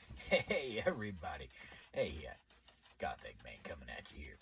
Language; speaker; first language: English; native; English